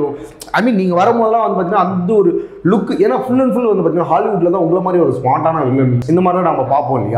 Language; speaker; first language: Tamil; native; Tamil